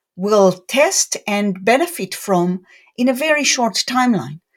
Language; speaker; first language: English; non-native, fluent; Hebrew